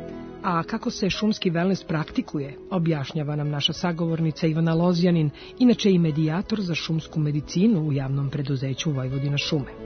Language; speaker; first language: Serbian; native; Serbian